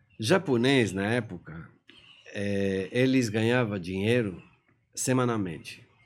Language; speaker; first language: Portuguese; non-native, fluent; Persian